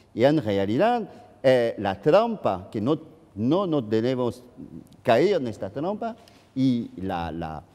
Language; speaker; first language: Spanish; non-native, fluent; French